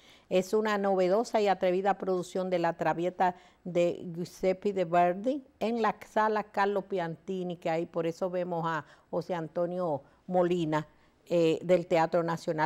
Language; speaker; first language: Spanish; native; Spanish